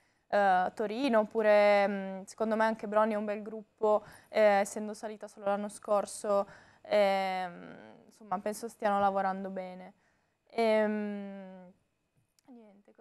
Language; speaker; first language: Italian; native; Italian